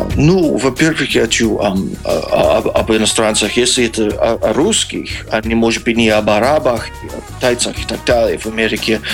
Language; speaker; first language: Russian; non-native, fluent; English